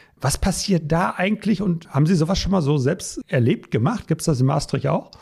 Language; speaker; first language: German; native; German